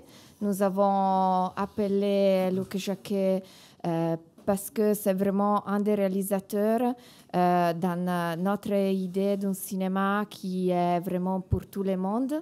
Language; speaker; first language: French; non-native, fluent; Italian